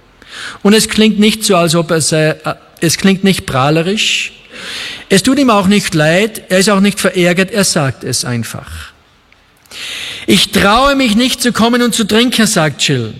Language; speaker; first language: German; native; German